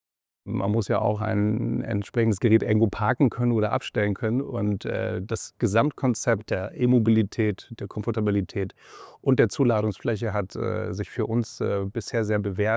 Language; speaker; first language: German; native; German